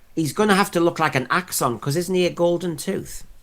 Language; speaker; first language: English; native; English